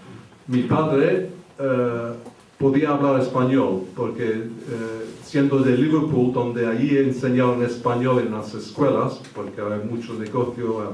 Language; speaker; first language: Spanish; early bilingual, heritage; English